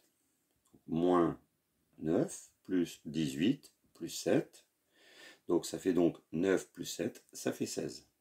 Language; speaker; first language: French; native; French